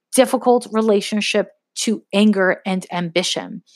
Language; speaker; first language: English; native; English